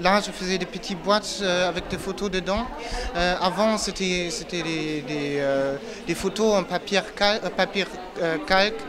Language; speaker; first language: French; non-native, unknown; German